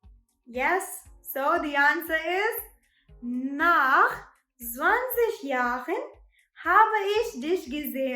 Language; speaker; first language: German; non-native, learner; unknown